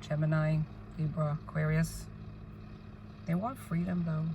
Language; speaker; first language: English; native; English